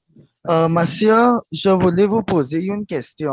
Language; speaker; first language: French; non-native, fluent; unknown